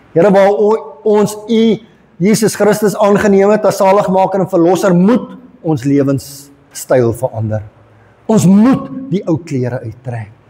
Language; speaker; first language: Afrikaans; non-native, local second language; English